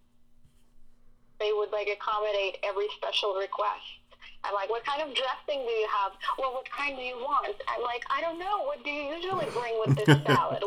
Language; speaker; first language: English; non-native, fluent; Russian